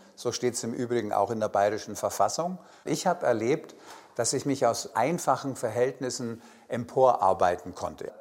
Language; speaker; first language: German; native; German